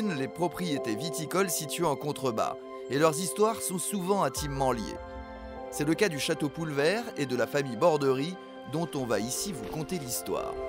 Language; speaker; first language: French; native; French